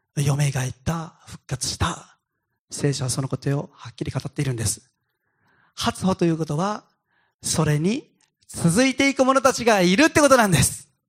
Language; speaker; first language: Japanese; native; Japanese